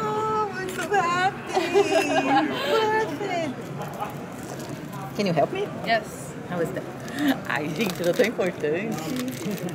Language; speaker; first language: English; non-native, learner; Portuguese